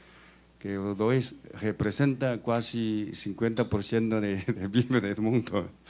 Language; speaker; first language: Spanish; non-native, fluent; Chinese